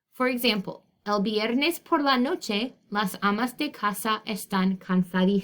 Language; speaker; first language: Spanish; non-native, fluent; English